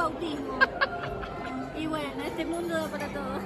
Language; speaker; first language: Spanish; native; Spanish